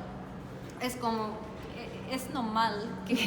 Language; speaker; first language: Spanish; non-native, learner; Danish